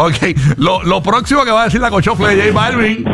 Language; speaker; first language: Spanish; native; Spanish